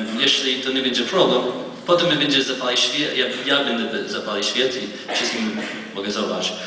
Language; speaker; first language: Polish; non-native, learner; Hebrew